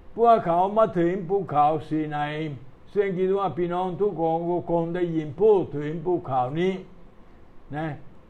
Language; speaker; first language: Thai; non-native, fluent; Italian